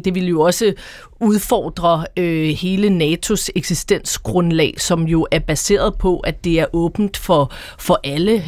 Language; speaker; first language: Danish; native; Danish